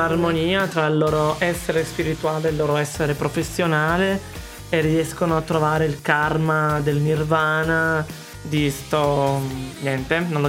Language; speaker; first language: Italian; native; Italian